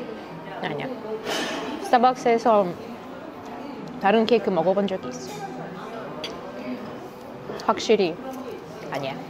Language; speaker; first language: Korean; non-native, learner; Russian